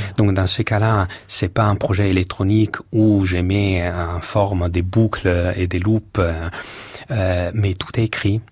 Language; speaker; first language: French; non-native, fluent; Italian